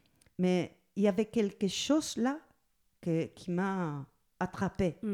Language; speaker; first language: French; non-native, learner; Spanish